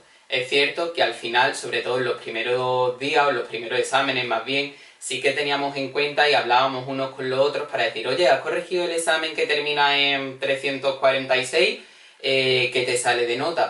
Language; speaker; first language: Spanish; native; Spanish